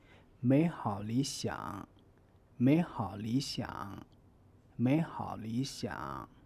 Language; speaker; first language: Chinese; native; Chinese